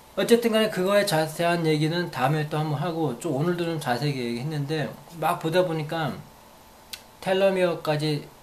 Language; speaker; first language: Korean; native; Korean